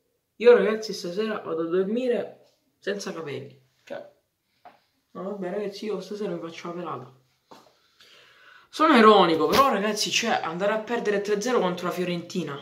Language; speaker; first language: Italian; native; Italian